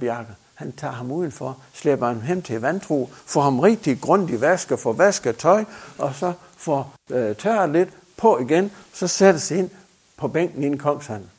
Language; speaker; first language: Danish; native; Danish